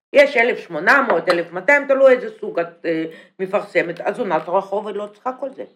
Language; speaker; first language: Hebrew; non-native, fluent; Russian